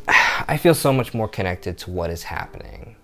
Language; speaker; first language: English; native; English